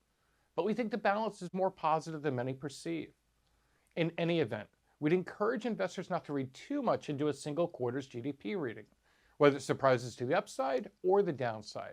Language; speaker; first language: English; native; English